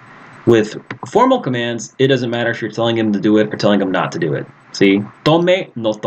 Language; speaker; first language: English; native; English